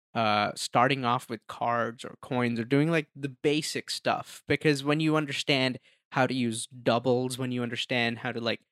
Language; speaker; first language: English; non-native, local second language; Hindi